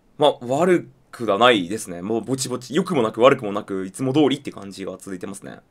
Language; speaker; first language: Japanese; native; Japanese